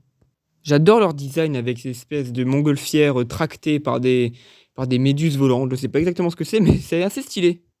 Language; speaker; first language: French; native; French